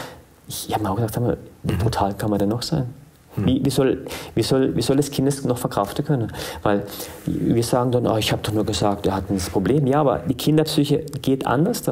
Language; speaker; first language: German; early bilingual, other home language; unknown